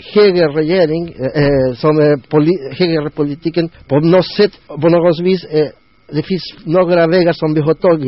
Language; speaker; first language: Swedish; non-native, learner; Spanish